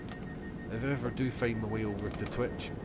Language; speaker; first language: English; native; English